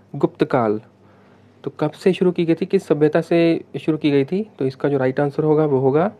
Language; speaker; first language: Hindi; non-native, local second language; Punjabi